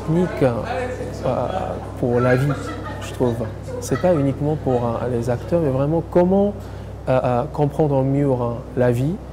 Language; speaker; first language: French; non-native, fluent; English